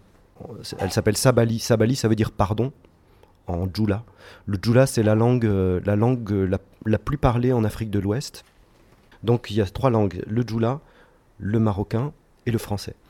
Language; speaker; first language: French; native; French